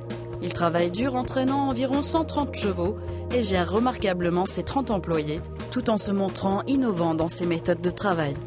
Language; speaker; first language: French; native; French